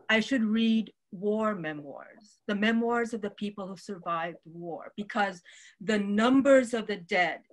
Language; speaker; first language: English; non-native, local second language; Waray